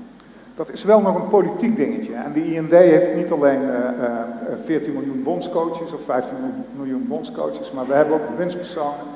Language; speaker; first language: Dutch; native; Dutch